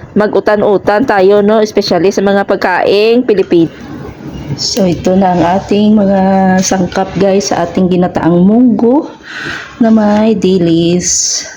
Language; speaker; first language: Filipino; non-native, local second language; Hiligaynon